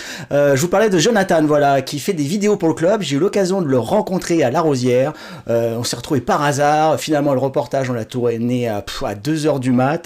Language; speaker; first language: French; native; French